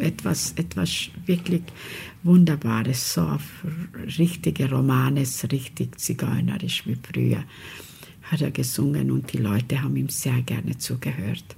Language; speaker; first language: German; non-native, fluent; Romany